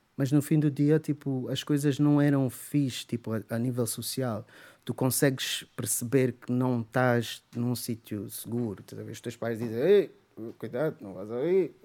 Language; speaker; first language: Portuguese; native; Portuguese